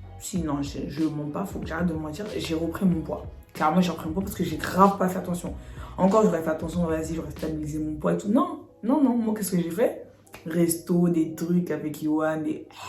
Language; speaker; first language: French; native; French